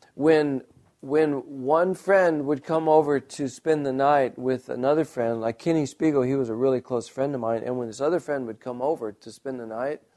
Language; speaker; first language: English; native; English